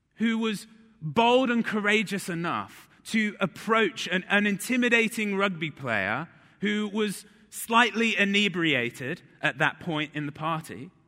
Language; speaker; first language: English; native; English